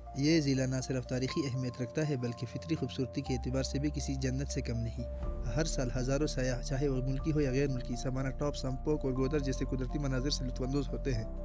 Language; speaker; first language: Urdu; non-native, local second language; Pashto